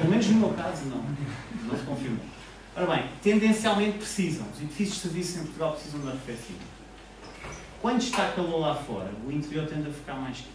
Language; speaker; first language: Portuguese; native; Portuguese